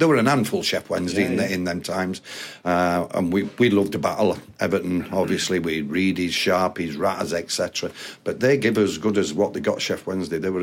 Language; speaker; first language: English; native; English